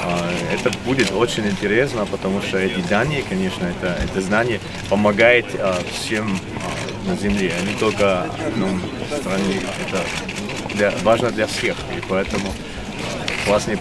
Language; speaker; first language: Russian; non-native, learner; German